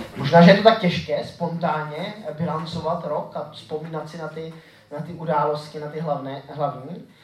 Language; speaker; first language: Czech; native; Czech